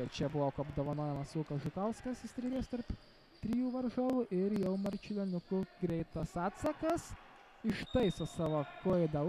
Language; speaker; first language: Lithuanian; native; Lithuanian